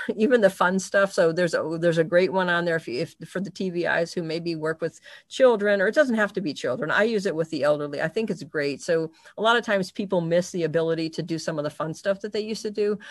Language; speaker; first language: English; native; English